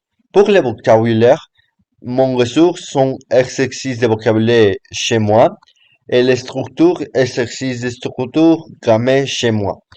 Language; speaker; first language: French; non-native, learner; Spanish